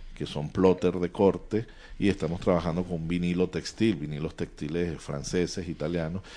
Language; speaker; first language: Spanish; native; Spanish